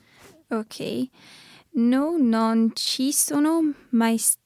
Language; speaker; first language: Italian; non-native, learner; English